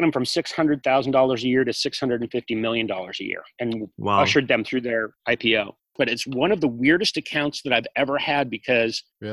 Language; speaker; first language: English; native; English